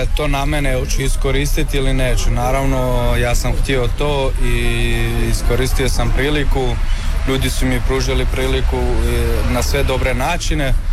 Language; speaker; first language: Serbian; non-native, fluent; Kurdish